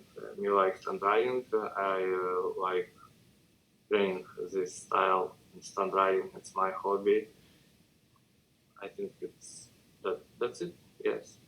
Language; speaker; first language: English; non-native, learner; Russian